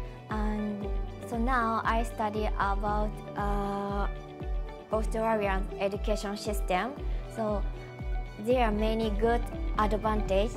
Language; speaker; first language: English; non-native, learner; Japanese